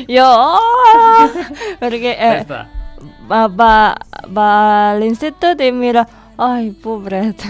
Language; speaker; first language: Catalan; non-native, learner; Indonesian